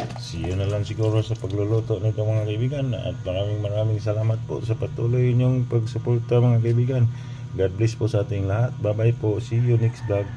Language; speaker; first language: Filipino; non-native, local second language; Cebuano